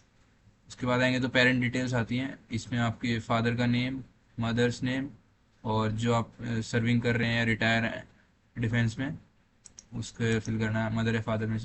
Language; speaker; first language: Hindi; native; Hindi